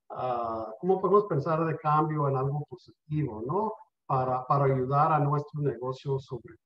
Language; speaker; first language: Spanish; early bilingual, heritage; Spanish